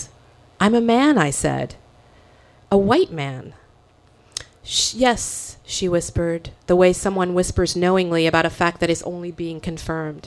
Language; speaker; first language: English; early bilingual, other home language; French